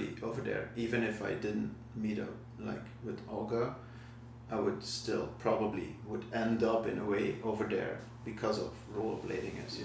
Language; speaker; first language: English; non-native, fluent; Dutch